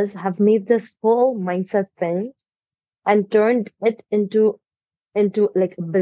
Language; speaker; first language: English; non-native, local second language; Hindi